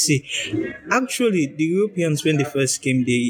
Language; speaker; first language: English; non-native, local second language; Krio